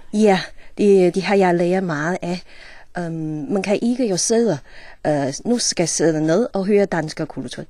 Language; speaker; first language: Danish; non-native, fluent; Chinese